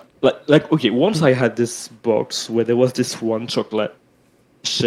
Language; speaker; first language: English; non-native, fluent; French